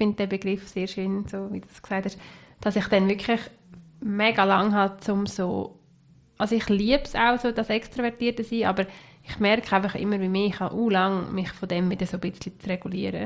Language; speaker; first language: German; native; German